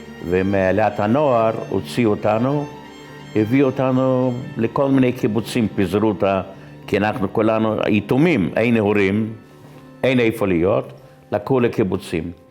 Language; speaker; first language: Hebrew; non-native, fluent; Yiddish